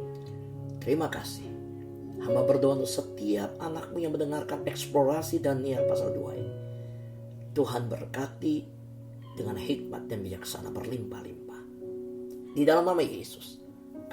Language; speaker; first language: Indonesian; native; Indonesian